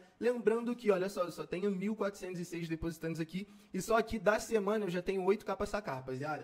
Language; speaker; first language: Portuguese; native; Portuguese